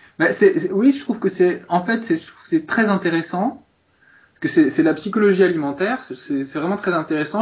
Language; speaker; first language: French; native; French